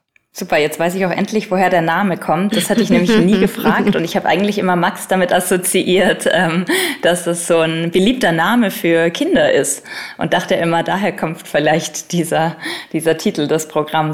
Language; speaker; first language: German; native; German